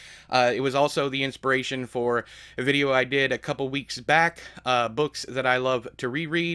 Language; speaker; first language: English; native; English